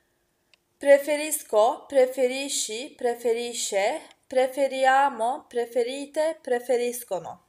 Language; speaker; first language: Italian; non-native, fluent; Turkish